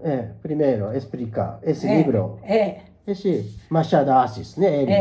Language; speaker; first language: Portuguese; non-native, learner; Japanese